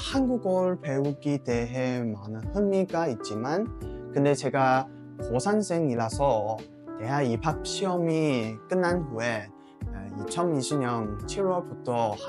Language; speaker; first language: Korean; non-native, fluent; Chinese